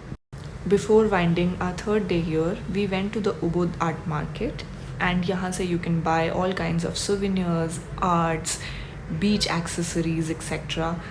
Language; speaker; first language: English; non-native, local second language; Hindi